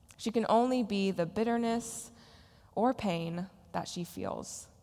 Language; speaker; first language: English; native; English